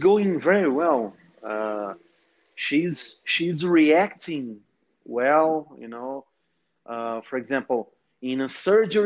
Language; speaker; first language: English; non-native, fluent; Portuguese